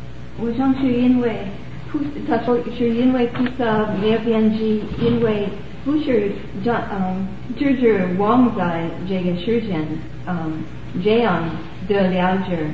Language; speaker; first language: Chinese; non-native, learner; English